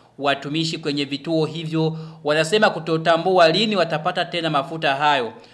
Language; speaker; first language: Swahili; non-native, local second language; Rundi